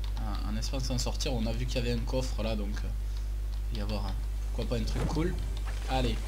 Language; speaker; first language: French; native; French